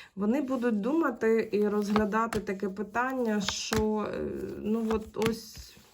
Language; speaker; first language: Ukrainian; native; Ukrainian